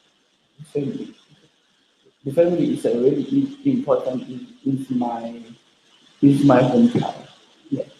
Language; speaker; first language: English; non-native, learner; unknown